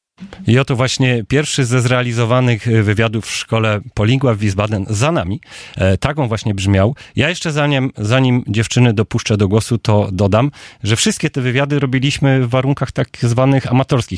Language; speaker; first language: Polish; native; Polish